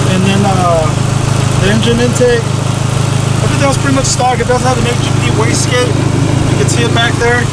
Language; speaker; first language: English; native; English